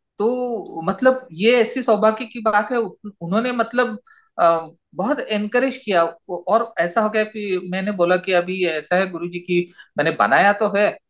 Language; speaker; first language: Hindi; non-native, local second language; Marathi